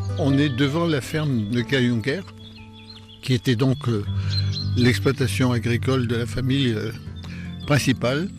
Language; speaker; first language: French; native; French